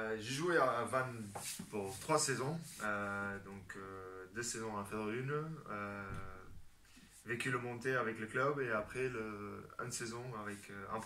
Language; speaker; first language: French; non-native, fluent; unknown